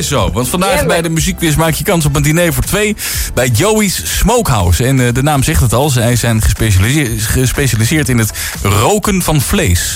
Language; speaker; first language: Dutch; native; Dutch